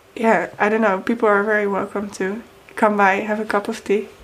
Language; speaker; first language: English; non-native, fluent; Dutch